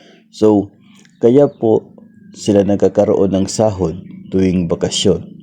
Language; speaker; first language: Filipino; native; Filipino